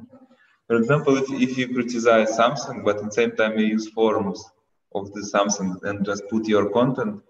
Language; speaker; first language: English; non-native, learner; Russian